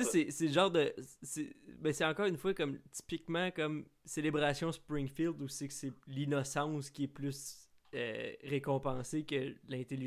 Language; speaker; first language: French; native; French